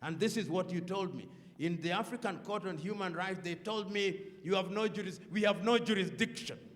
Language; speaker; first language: English; non-native, local second language; Luo (Kenya and Tanzania)